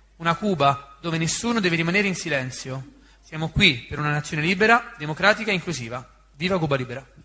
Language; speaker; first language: Italian; non-native, fluent; Spanish